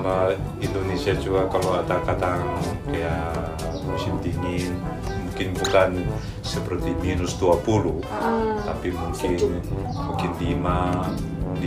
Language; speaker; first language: Indonesian; non-native, fluent; Korean